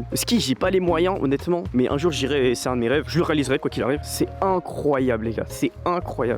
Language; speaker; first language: French; native; French